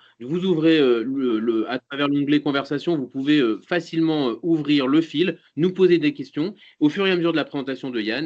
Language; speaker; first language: French; native; French